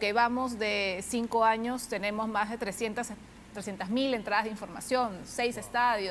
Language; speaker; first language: Spanish; native; Spanish